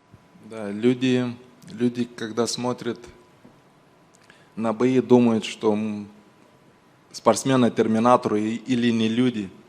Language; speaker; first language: Russian; non-native, local second language; Romanian